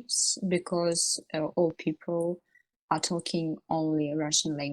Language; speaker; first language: English; non-native, learner; Russian